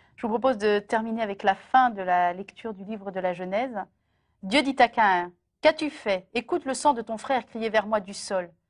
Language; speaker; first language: French; native; French